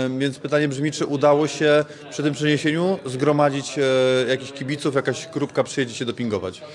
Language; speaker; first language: Polish; native; Polish